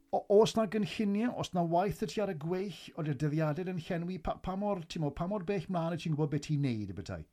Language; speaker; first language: Welsh; native; Welsh